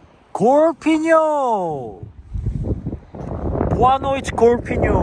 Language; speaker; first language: Portuguese; non-native, learner; Korean